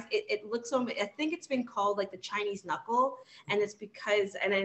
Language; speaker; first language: English; native; English